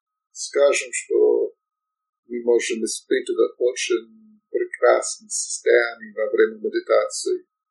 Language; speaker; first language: Russian; non-native, learner; English